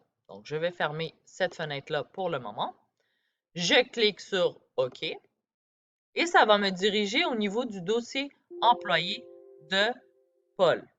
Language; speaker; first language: French; native; French